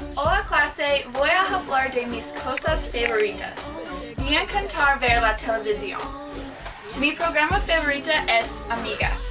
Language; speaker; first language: Spanish; non-native, learner; English